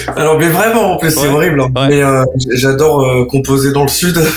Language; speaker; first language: French; native; French